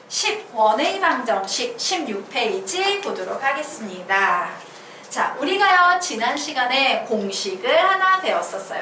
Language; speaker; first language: Korean; native; Korean